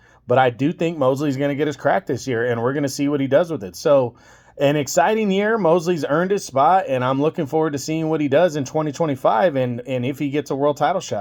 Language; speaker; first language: English; native; English